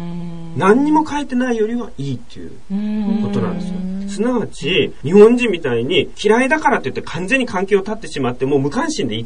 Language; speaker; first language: Japanese; native; Japanese